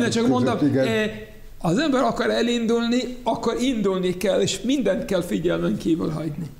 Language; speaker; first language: Hungarian; non-native, fluent; English